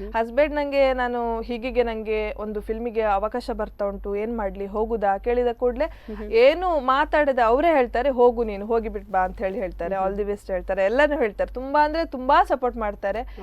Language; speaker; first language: Kannada; non-native, local second language; Konkani